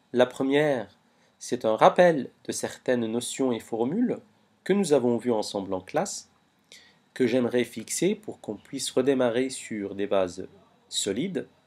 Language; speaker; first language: French; non-native, local second language; Arabic